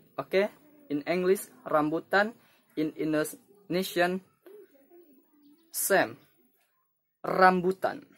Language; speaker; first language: English; non-native, learner; Indonesian